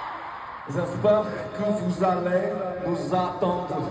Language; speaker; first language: French; non-native, learner; Korean